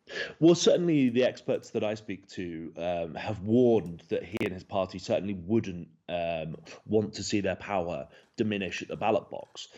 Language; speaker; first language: English; native; English